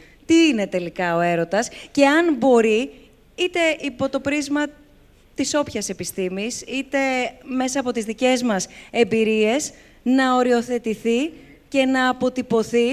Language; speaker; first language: Greek; native; Greek